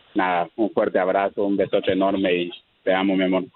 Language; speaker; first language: Spanish; native; Spanish